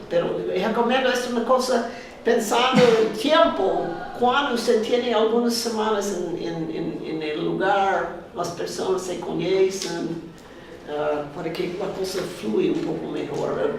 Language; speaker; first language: Spanish; non-native, fluent; English